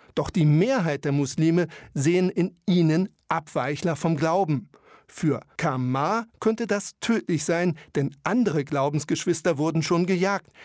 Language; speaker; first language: German; native; German